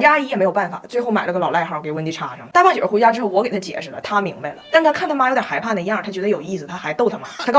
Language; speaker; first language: Chinese; native; Chinese